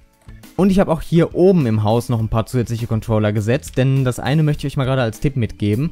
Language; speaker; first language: German; native; German